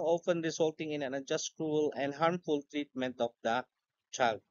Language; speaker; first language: English; non-native, local second language; Filipino